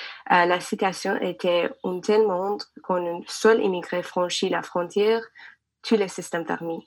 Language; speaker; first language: French; non-native, learner; English